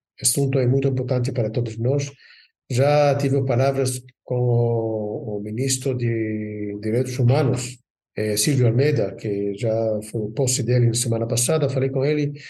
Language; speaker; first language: Portuguese; non-native, fluent; Hebrew